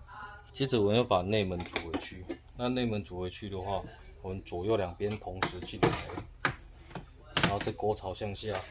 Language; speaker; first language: Chinese; native; Chinese